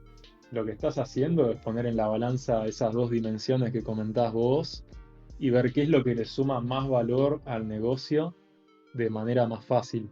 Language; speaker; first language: Spanish; native; Spanish